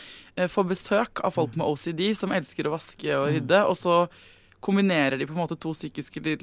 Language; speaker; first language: Norwegian; native; Norwegian